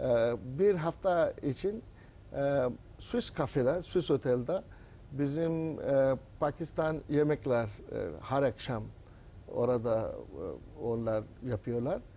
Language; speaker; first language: Turkish; non-native, learner; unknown